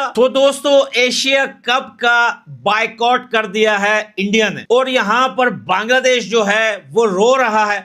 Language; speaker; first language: Hindi; native; Hindi